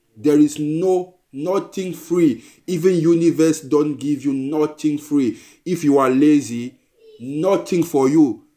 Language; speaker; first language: English; non-native, local second language; Basaa